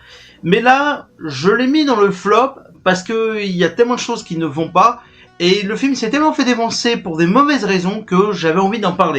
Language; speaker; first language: French; native; French